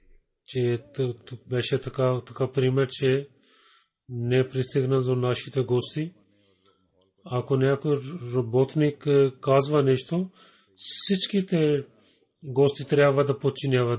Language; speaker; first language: Bulgarian; non-native, learner; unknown